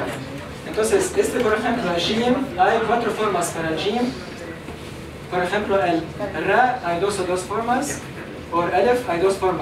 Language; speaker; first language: Spanish; non-native, learner; Arabic